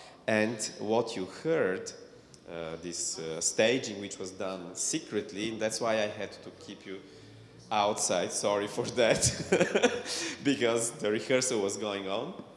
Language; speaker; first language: English; non-native, fluent; Bulgarian